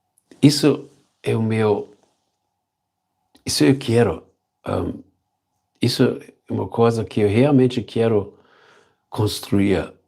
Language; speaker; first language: Portuguese; non-native, learner; German